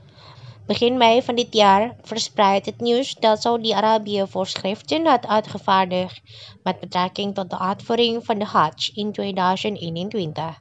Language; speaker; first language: Dutch; non-native, fluent; Indonesian